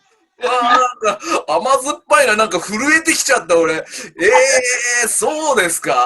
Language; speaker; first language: Japanese; native; Japanese